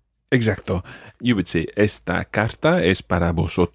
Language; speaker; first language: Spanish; non-native, fluent; English